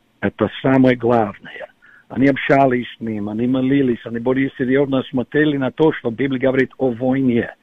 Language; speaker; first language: Russian; non-native, fluent; English